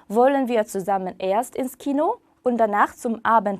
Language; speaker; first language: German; non-native, fluent; Korean